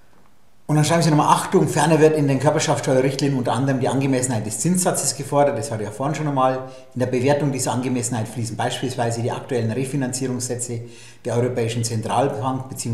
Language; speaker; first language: German; native; German